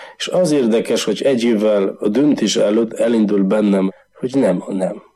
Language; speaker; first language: Hungarian; non-native, learner; Polish